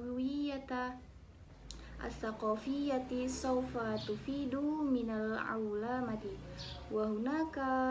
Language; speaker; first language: Arabic; non-native, learner; Indonesian